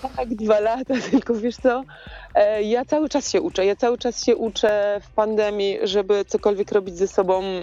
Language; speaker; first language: Polish; native; Polish